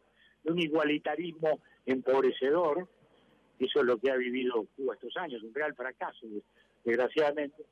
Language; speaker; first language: Spanish; native; Spanish